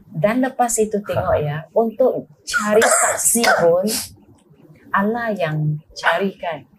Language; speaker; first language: Malay; non-native, local second language; Chinese